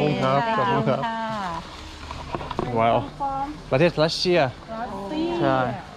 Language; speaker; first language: Thai; non-native, learner; Russian